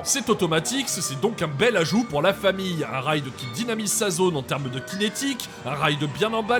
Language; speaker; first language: French; native; French